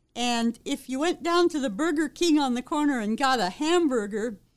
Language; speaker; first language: English; native; English